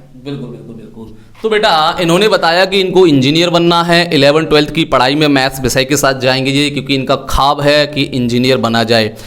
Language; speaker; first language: Hindi; native; Hindi